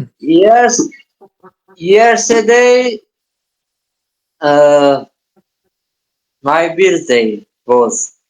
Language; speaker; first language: English; non-native, learner; Tajik